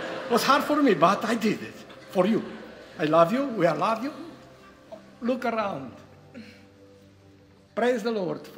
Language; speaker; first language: English; non-native, learner; Romanian